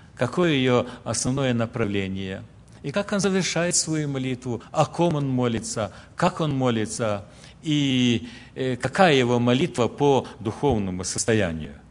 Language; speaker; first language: Russian; early bilingual, other home language; Ukrainian